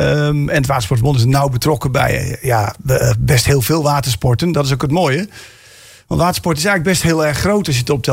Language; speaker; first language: Dutch; native; Dutch